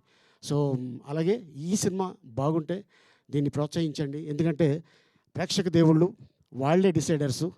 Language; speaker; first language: Telugu; native; Telugu